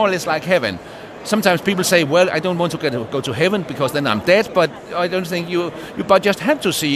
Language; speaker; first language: English; non-native, fluent; Danish